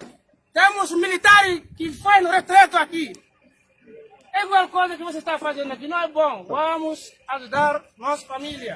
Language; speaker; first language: Portuguese; non-native, learner; Haitian Creole